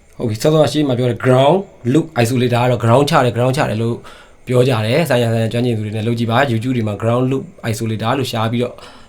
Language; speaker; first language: Burmese; native; Burmese